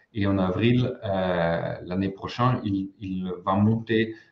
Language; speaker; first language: French; non-native, fluent; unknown